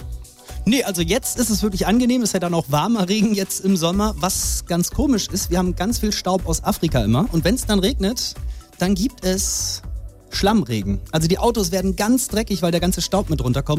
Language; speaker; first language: German; native; German